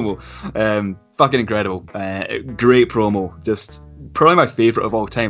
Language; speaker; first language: English; native; English